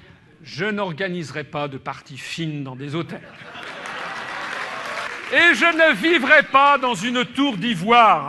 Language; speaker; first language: French; native; French